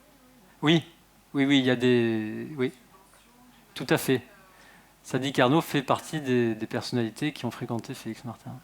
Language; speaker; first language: French; native; French